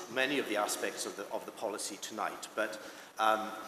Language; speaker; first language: English; native; English